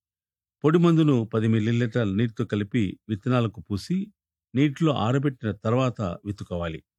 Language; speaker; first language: Telugu; native; Telugu